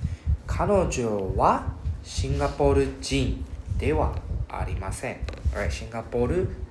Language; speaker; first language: Japanese; non-native, fluent; English